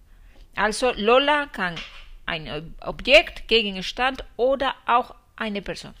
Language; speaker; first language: German; non-native, fluent; Spanish